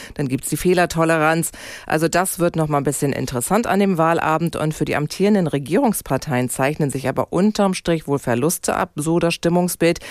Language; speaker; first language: German; native; German